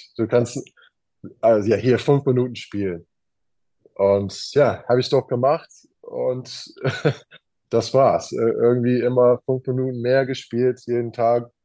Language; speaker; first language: German; non-native, fluent; English